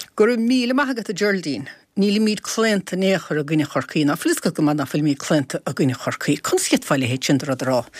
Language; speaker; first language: Irish; native; Irish